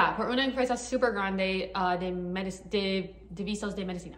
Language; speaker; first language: Spanish; non-native, learner; English